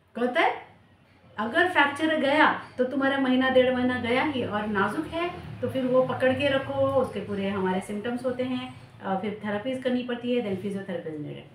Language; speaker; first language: Hindi; non-native, local second language; Marathi